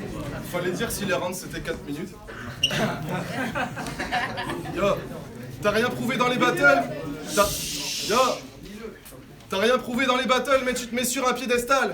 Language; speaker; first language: French; native; French